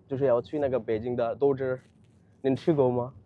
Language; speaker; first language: Chinese; non-native, learner; Bangla